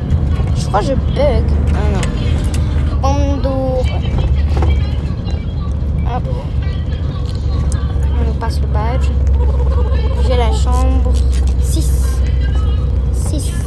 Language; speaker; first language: French; native; French